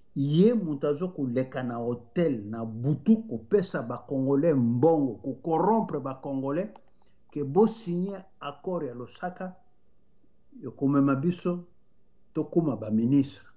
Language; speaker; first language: Lingala; non-native, local second language; Kituba (Democratic Republic of Congo)